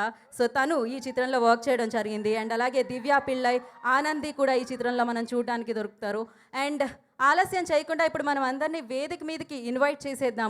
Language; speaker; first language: Telugu; native; Telugu